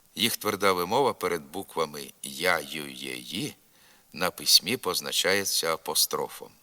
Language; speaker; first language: Ukrainian; native; Ukrainian